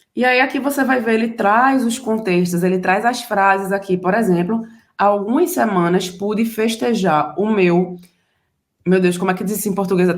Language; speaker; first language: Portuguese; native; Portuguese